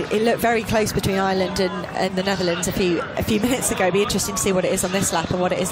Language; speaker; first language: English; native; English